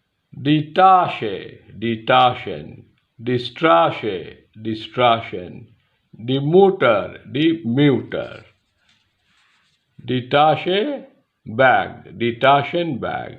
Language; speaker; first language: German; non-native, fluent; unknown